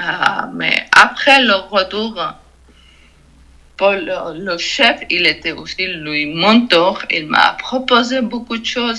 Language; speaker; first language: French; non-native, learner; Georgian